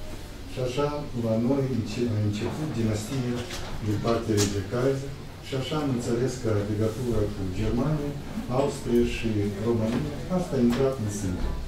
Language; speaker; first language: Romanian; non-native, local second language; Russian